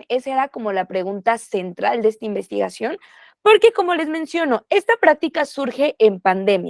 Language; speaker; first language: Spanish; native; Spanish